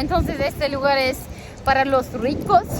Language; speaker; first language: Spanish; non-native, learner; Turkish